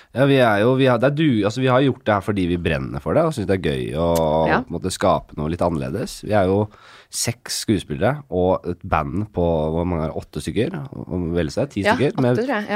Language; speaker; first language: Norwegian; native; Norwegian